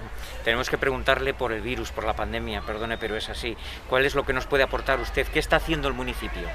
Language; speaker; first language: Spanish; native; Spanish